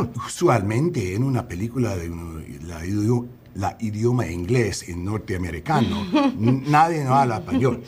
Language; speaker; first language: Spanish; non-native, learner; English